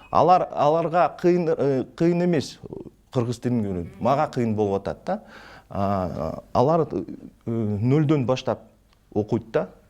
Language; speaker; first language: Kyrgyz; non-native, local second language; Russian